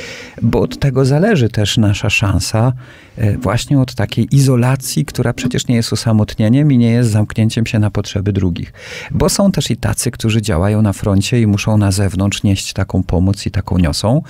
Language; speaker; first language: Polish; native; Polish